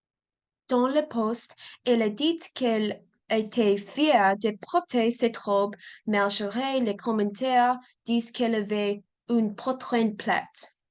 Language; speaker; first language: French; non-native, learner; English